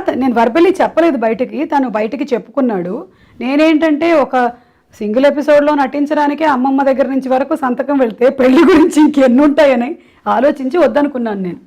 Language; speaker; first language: Telugu; non-native, local second language; Malayalam